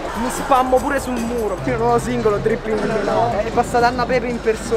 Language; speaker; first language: Italian; native; Italian